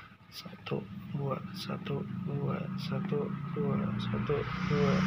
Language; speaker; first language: Indonesian; non-native, local second language; Banjar